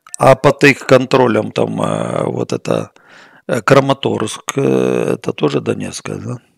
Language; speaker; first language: Russian; native; Russian